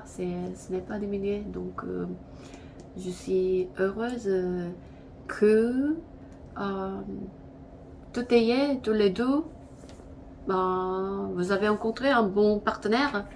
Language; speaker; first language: French; non-native, learner; Korean